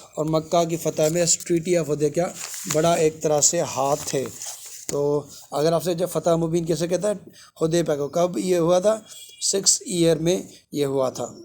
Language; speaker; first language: Urdu; non-native, local second language; Sindhi